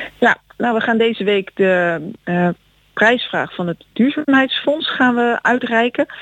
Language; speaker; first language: Dutch; native; Dutch